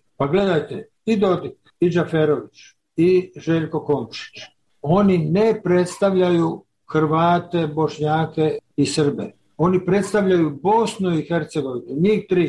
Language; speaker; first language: Serbian; native; Serbian